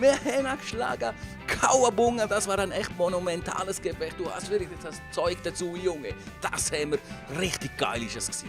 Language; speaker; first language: German; native; German